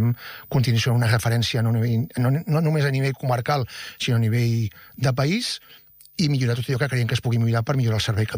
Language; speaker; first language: Catalan; native; Catalan